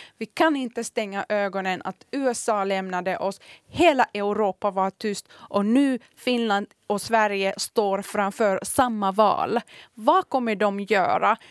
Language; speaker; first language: Swedish; early bilingual, other home language; Kurdish